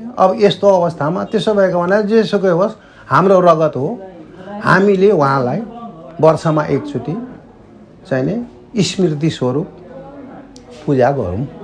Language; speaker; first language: Nepali; non-native, local second language; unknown